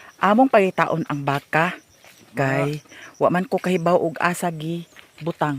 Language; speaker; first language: Cebuano; native; Cebuano